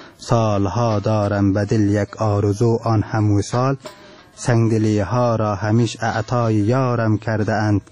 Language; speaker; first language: Persian; non-native, local second language; Turkmen